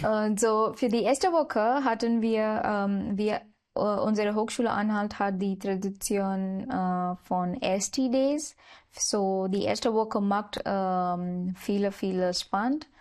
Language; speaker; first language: German; non-native, learner; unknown